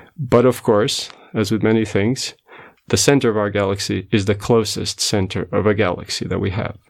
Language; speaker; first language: English; non-native, fluent; Portuguese